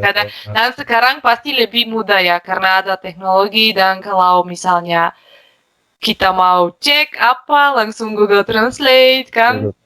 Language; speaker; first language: Indonesian; non-native, fluent; Bulgarian